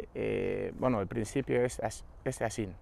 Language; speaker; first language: Spanish; non-native, learner; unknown